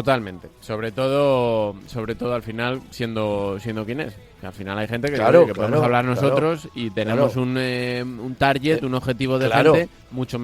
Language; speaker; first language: Spanish; native; Spanish